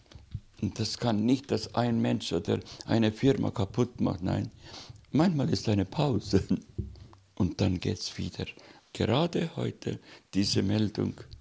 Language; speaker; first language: German; non-native, learner; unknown